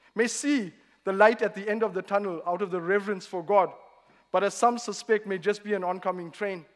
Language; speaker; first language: English; native; English